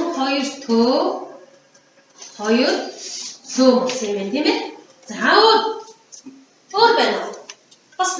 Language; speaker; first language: Mongolian; native; Mongolian